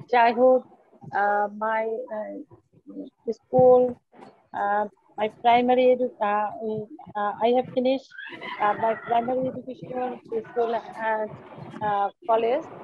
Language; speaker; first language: English; non-native, learner; Bangla